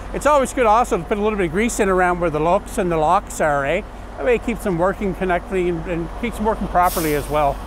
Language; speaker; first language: English; native; English